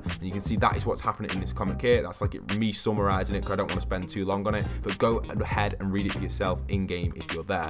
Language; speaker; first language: English; native; English